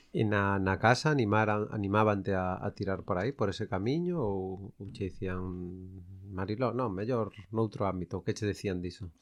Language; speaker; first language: Galician; native; Galician